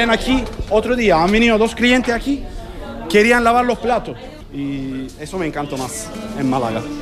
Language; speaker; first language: Spanish; non-native, learner; Turkish